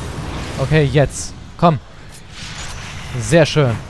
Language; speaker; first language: German; native; German